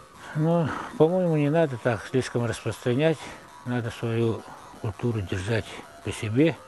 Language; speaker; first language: Russian; non-native, local second language; Yakut